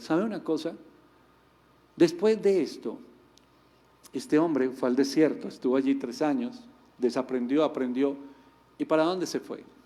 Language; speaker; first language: Spanish; native; Spanish